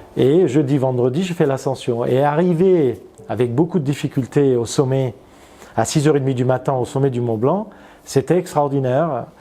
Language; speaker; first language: French; non-native, fluent; Armenian